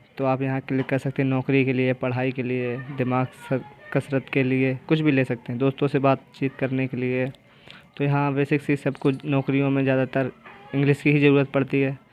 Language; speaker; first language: Hindi; native; Hindi